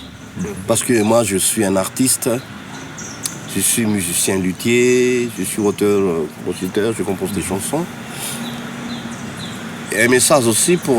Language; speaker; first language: French; non-native, local second language; Malagasy